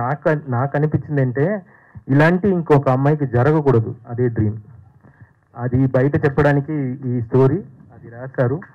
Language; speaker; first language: Telugu; non-native, fluent; Tamil